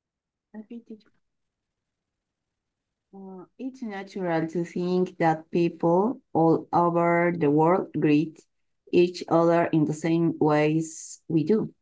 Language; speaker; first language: English; non-native, learner; Spanish